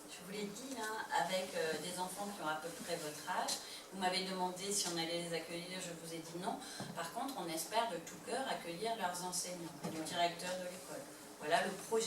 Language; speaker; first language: French; native; French